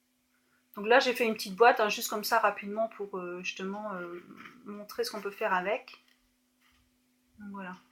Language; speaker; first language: French; native; French